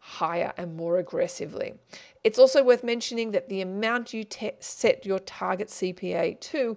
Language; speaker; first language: English; native; English